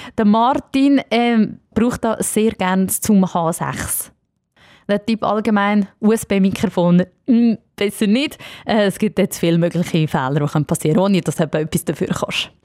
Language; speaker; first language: German; native; German